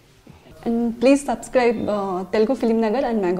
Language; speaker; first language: Telugu; non-native, learner; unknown